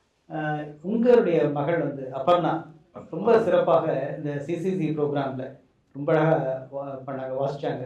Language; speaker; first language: Tamil; native; Tamil